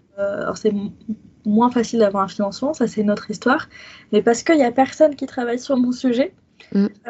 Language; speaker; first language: French; native; French